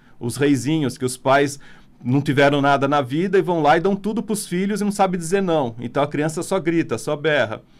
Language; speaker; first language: Portuguese; non-native, fluent; Italian